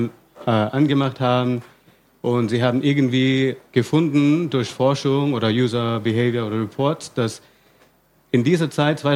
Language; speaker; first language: German; non-native, fluent; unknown